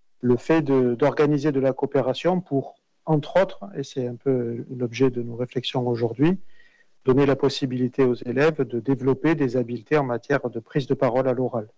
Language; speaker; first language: French; native; French